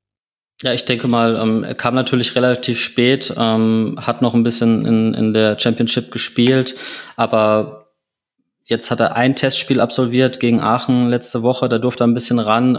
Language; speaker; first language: German; native; German